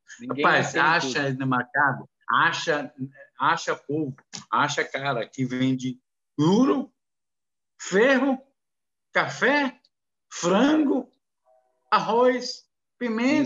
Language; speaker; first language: Portuguese; non-native, learner; Arabic